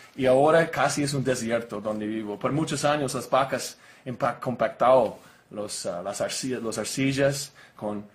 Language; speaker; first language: Spanish; non-native, learner; English